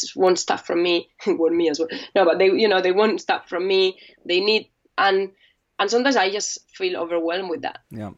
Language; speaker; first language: English; non-native, fluent; Spanish